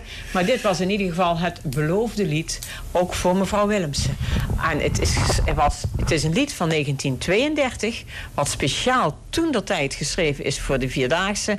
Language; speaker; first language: Dutch; native; Dutch